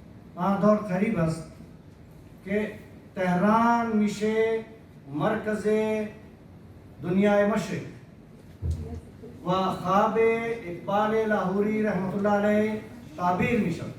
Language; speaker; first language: Persian; non-native, fluent; Urdu